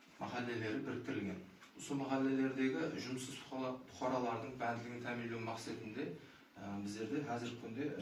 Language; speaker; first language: Uzbek; non-native, local second language; Kara-Kalpak